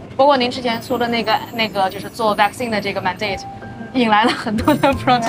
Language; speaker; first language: Chinese; native; Chinese